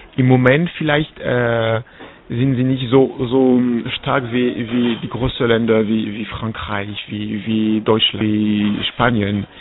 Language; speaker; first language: German; non-native, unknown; French